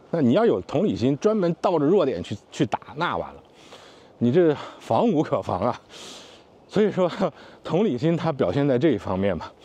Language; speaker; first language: Chinese; native; Chinese